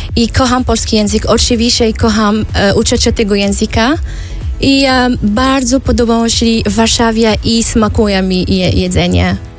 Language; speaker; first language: Polish; non-native, learner; Arabic